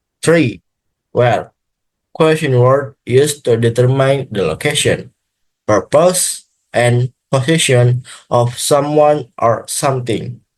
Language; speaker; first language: English; non-native, learner; Indonesian